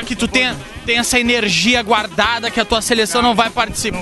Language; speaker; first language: Portuguese; native; Portuguese